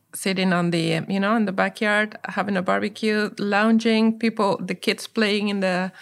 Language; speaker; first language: English; non-native, fluent; Spanish